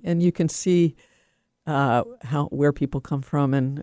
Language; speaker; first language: English; native; English